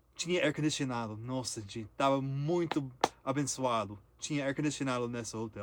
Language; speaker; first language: Portuguese; non-native, learner; English